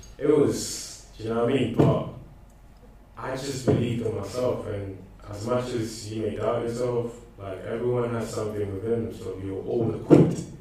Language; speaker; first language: English; non-native, local second language; Akan